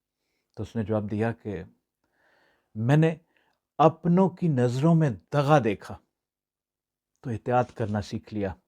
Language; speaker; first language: Urdu; native; Urdu